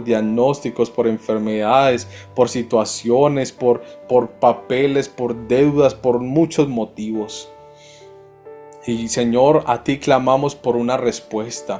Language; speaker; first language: Spanish; native; Spanish